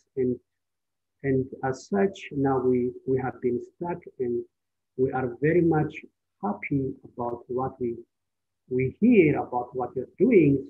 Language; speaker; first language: English; non-native, fluent; Amharic